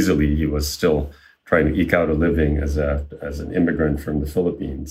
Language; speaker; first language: English; non-native, local second language; Filipino